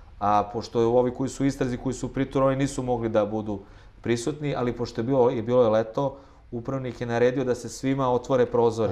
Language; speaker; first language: Serbian; native; Serbian